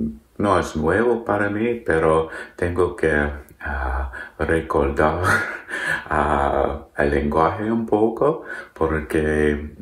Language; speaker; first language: Spanish; non-native, learner; English